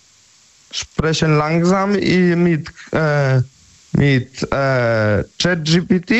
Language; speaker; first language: German; non-native, learner; Polish